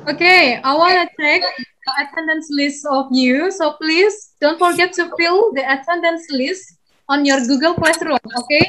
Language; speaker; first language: English; non-native, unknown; Indonesian